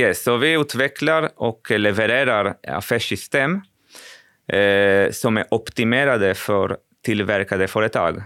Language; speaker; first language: Swedish; non-native, fluent; Spanish